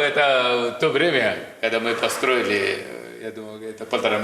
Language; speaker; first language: Russian; non-native, fluent; Nepali